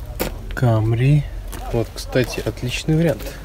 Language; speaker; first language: Russian; native; Russian